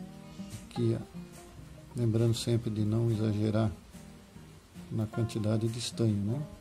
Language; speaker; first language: Portuguese; native; Portuguese